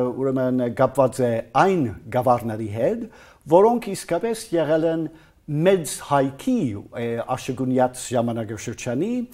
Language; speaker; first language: Armenian; non-native, fluent; English